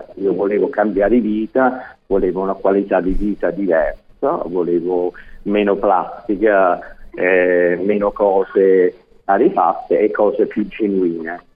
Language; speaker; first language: Italian; non-native, fluent; English